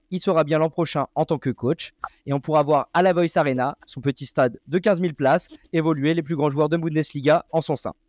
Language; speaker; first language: French; native; French